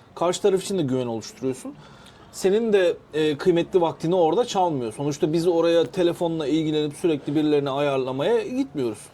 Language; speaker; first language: Turkish; native; Turkish